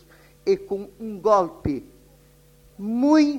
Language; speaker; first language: Spanish; non-native, fluent; Portuguese